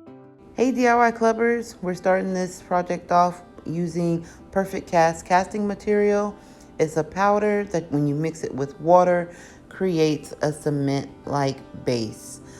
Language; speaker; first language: English; native; English